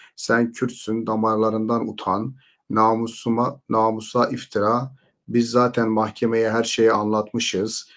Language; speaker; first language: Turkish; native; Turkish